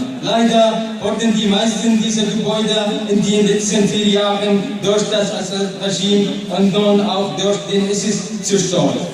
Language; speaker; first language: German; non-native, learner; Arabic